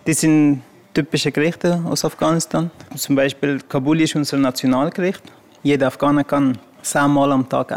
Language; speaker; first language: German; non-native, learner; Hazaragi